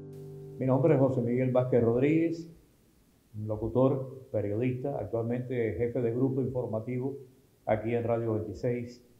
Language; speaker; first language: Spanish; native; Spanish